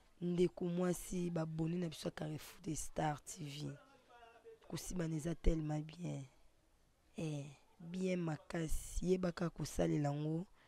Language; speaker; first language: Lingala; non-native, local second language; Swahili